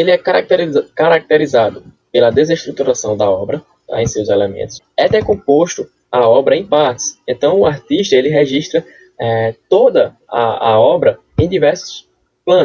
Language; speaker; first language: Portuguese; native; Portuguese